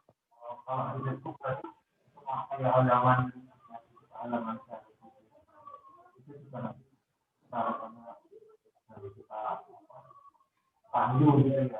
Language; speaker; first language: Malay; non-native, local second language; Javanese